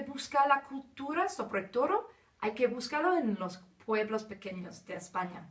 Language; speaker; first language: Spanish; non-native, fluent; English